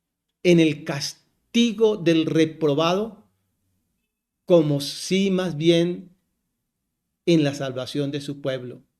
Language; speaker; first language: Spanish; native; Spanish